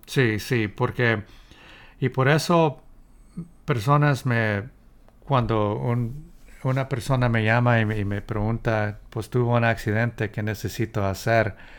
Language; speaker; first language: Spanish; early bilingual, heritage; Spanish